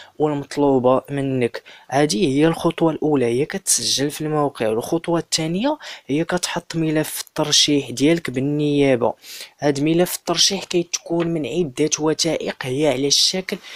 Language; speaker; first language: Arabic; native; Arabic